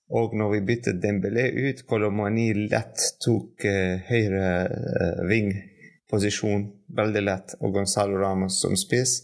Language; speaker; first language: Norwegian; non-native, fluent; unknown